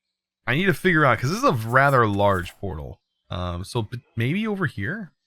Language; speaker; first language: English; native; English